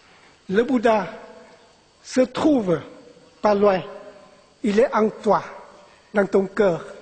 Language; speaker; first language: French; non-native, fluent; Vietnamese